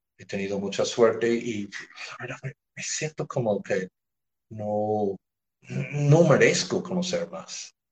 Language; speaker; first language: Spanish; non-native, fluent; English